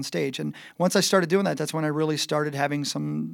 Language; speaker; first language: English; native; English